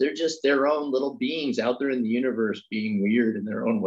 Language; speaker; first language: English; native; English